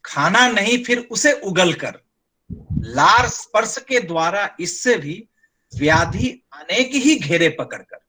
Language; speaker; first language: Hindi; non-native, local second language; Bangla